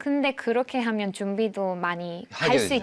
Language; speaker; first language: Korean; non-native, fluent; English